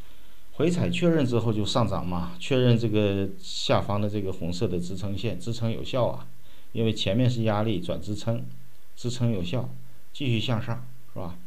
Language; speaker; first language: Chinese; native; Chinese